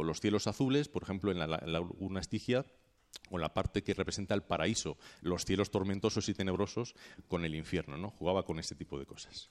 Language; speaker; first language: Spanish; native; Spanish